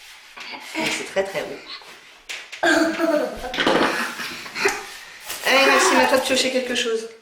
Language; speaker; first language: French; native; French